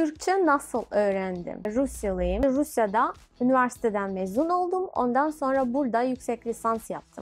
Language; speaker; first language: Turkish; non-native, fluent; Russian